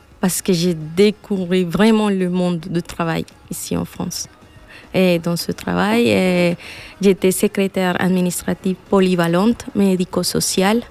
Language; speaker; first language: French; non-native, fluent; Spanish